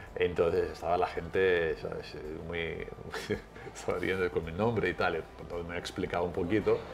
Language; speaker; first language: Spanish; non-native, fluent; Greek